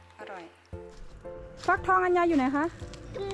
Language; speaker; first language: Thai; native; Thai